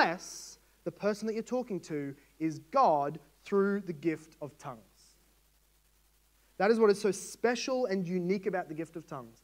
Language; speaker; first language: English; native; English